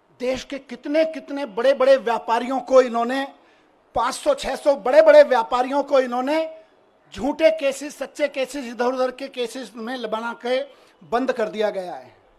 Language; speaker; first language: Hindi; native; Hindi